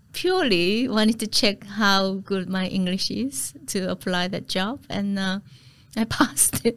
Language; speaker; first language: English; non-native, fluent; Korean